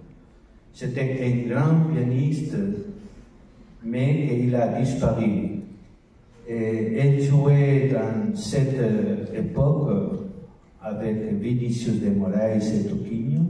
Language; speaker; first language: French; non-native, learner; Spanish